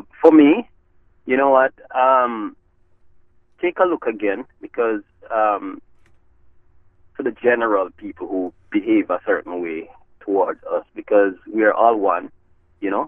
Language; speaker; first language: English; non-native, local second language; Jamaican Creole English